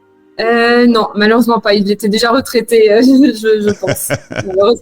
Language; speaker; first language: French; native; French